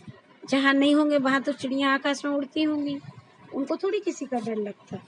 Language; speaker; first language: Hindi; native; Hindi